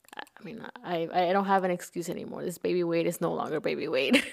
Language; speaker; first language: English; early bilingual, other home language; Spanish